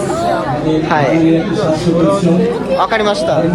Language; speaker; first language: Japanese; non-native, learner; Bangla